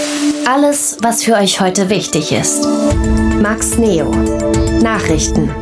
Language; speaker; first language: German; native; German